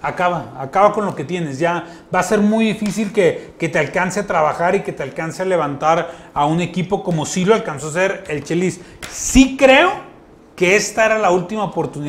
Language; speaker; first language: Spanish; native; Spanish